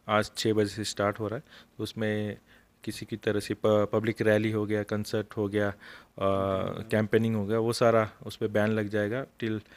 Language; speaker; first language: Hindi; non-native, local second language; Marathi